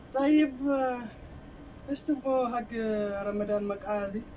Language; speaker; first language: Arabic; non-native, learner; Amharic